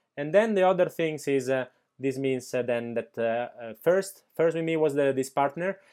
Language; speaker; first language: English; non-native, fluent; Italian